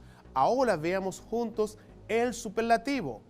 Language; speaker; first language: Spanish; non-native, fluent; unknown